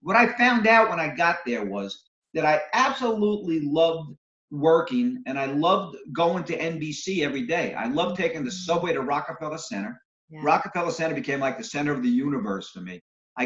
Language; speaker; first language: English; native; English